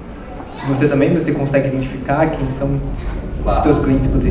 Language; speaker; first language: Portuguese; native; Portuguese